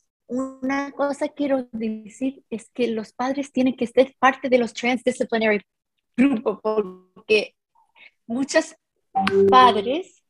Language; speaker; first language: Spanish; non-native, fluent; English